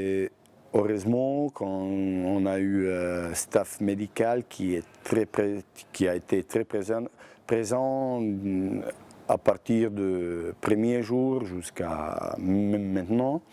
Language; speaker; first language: French; non-native, fluent; Bosnian